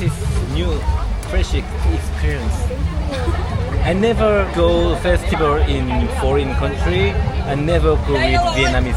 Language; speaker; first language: English; non-native, learner; Korean